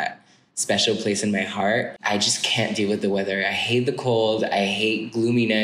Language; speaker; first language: English; non-native, fluent; French